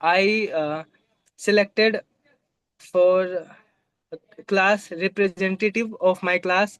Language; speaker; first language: English; non-native, local second language; Hindi